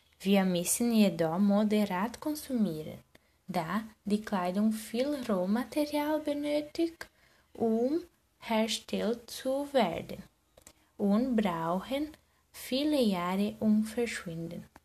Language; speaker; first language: German; non-native, learner; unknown